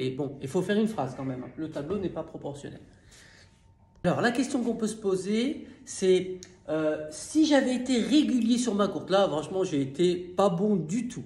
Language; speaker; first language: French; native; French